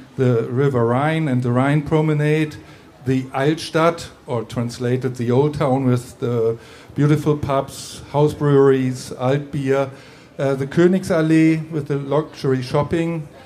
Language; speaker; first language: English; non-native, fluent; German